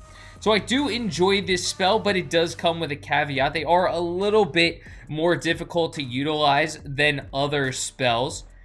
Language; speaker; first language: English; native; English